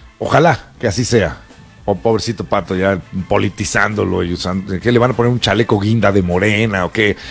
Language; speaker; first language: Spanish; native; Spanish